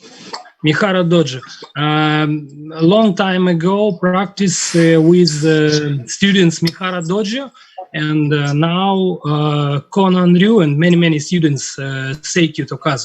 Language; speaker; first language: English; non-native, learner; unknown